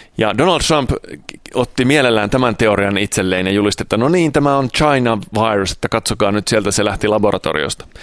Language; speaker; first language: Finnish; early bilingual, other home language; Italian